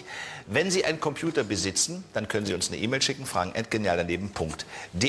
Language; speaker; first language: German; native; German